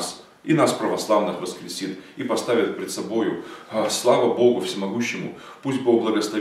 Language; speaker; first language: Russian; native; Russian